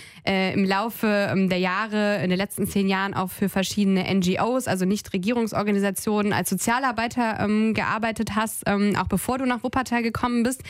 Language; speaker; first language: German; native; German